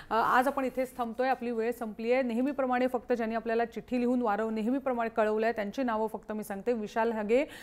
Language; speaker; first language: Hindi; non-native, local second language; Marathi